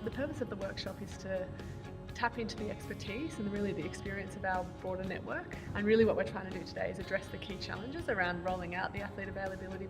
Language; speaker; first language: English; native; English